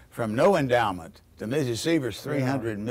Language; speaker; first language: English; native; English